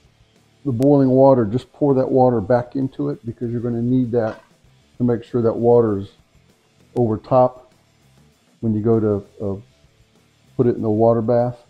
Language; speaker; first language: English; native; English